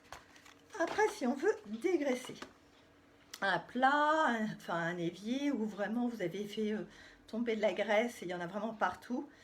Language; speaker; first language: French; native; French